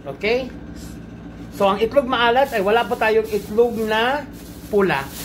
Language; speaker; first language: Filipino; non-native, local second language; Cebuano